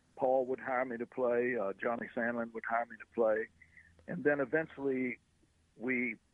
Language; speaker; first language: English; native; English